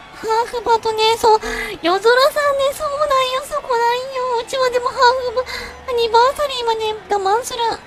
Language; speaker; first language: Japanese; native; Japanese